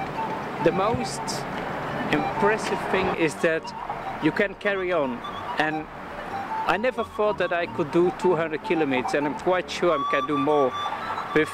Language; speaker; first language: English; non-native, fluent; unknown